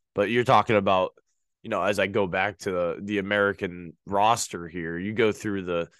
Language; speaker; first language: English; native; English